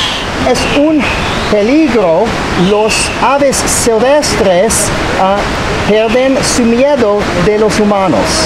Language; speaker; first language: Spanish; non-native, learner; English